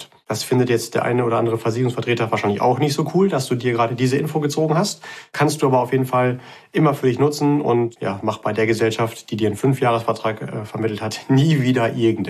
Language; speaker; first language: German; native; German